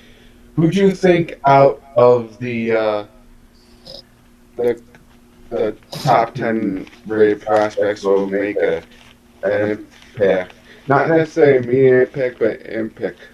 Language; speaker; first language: English; native; English